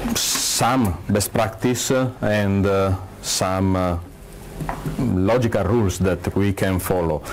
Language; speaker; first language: English; non-native, fluent; Italian